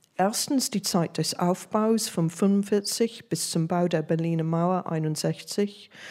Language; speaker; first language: German; non-native, fluent; English